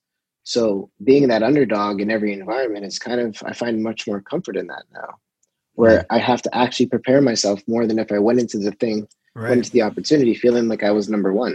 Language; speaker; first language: English; native; English